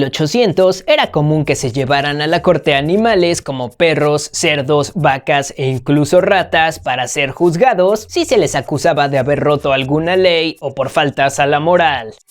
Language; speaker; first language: Spanish; native; Spanish